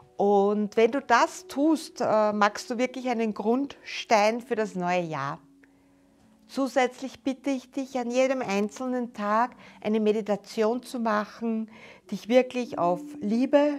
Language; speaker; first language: German; native; German